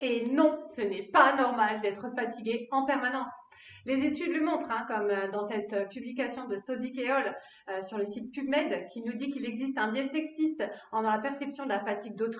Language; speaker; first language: French; native; French